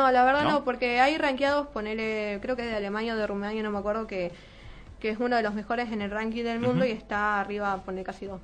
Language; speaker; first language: Spanish; native; Spanish